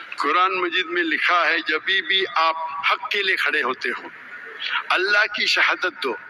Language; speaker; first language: Urdu; non-native, local second language; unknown